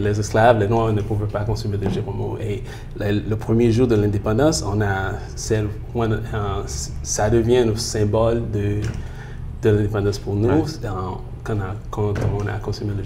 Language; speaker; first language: French; early bilingual, heritage; French